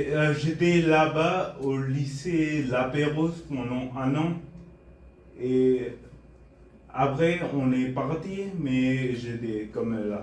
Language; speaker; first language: French; non-native, fluent; Bulgarian